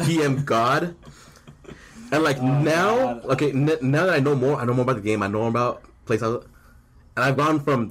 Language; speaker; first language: English; early bilingual, other home language; Spanish